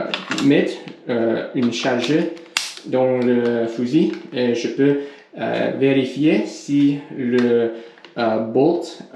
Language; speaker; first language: French; non-native, learner; English